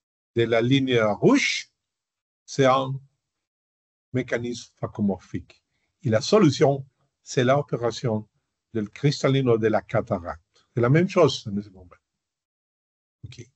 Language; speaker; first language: French; non-native, learner; Spanish